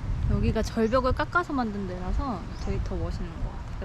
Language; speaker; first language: Korean; native; Korean